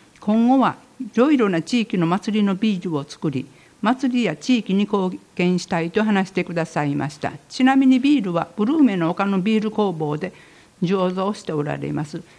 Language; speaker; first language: Japanese; native; Japanese